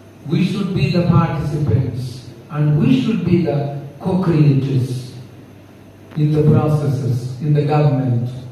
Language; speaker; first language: English; non-native, local second language; Telugu